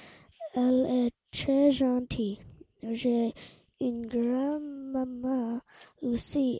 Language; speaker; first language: French; non-native, learner; English